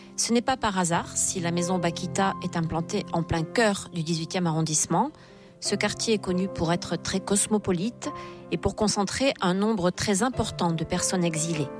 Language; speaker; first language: French; native; French